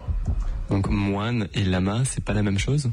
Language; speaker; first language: French; native; French